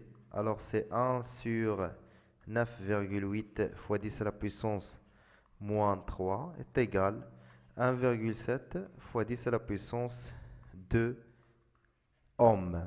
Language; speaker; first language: French; non-native, local second language; Arabic